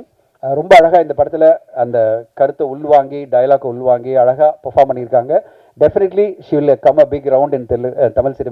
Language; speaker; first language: Tamil; native; Tamil